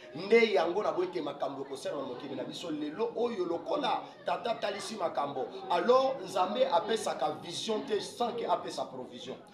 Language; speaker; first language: Lingala; non-native, local second language; Kongo